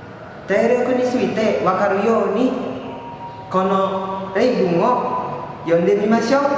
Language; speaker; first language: Japanese; non-native, learner; Indonesian